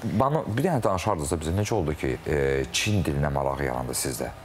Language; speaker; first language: Azerbaijani; native; Azerbaijani